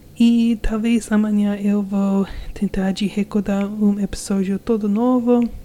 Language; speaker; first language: Portuguese; non-native, learner; English